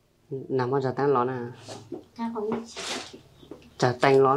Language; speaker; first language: Vietnamese; non-native, local second language; Hmong